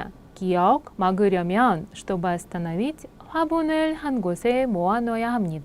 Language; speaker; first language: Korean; non-native, fluent; Russian